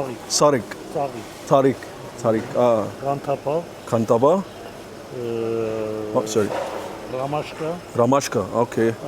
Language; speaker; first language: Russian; non-native, learner; Arabic